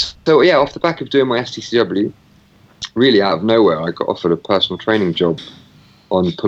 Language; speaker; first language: English; native; English